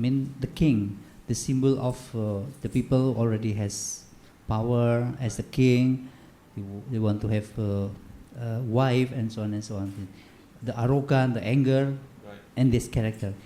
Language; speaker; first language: English; non-native, learner; Indonesian